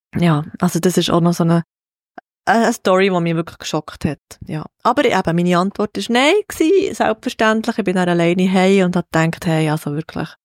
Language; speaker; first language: German; native; German